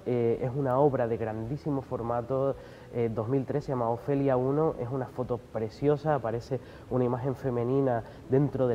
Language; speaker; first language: Spanish; native; Spanish